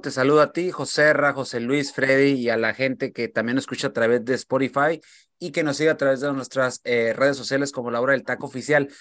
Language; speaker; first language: Spanish; native; Spanish